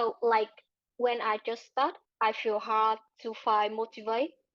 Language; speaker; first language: English; non-native, learner; Vietnamese